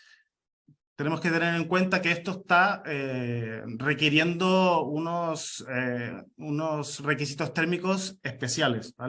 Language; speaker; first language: Spanish; native; Spanish